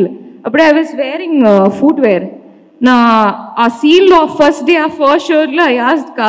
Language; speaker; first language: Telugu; non-native, learner; Malayalam